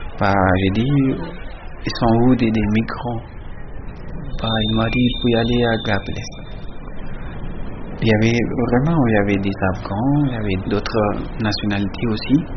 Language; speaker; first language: French; non-native, learner; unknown